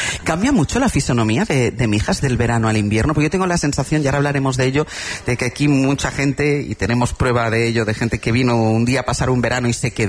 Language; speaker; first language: Spanish; native; Spanish